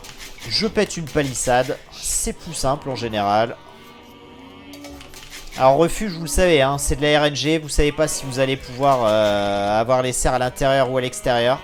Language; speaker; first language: French; native; French